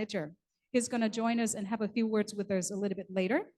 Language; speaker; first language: English; non-native, local second language; Vietnamese